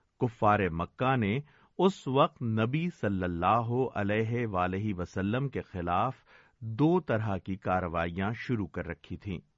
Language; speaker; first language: Urdu; native; Urdu